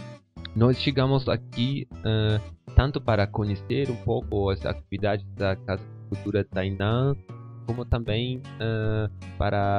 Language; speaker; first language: Portuguese; non-native, fluent; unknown